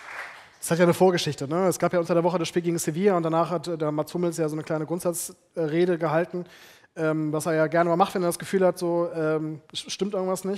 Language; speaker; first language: German; native; German